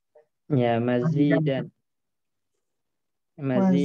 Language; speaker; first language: Arabic; non-native, fluent; Indonesian